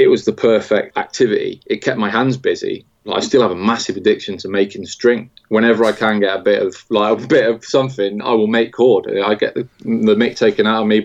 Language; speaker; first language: English; native; English